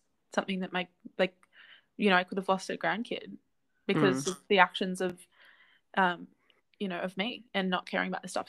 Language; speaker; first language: English; native; English